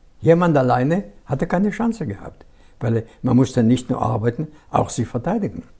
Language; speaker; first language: German; non-native, fluent; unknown